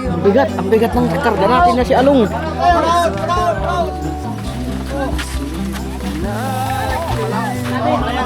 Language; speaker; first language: Filipino; non-native, local second language; Iloko